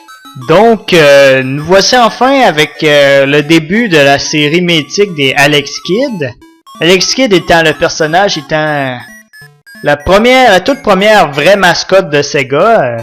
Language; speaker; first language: French; native; French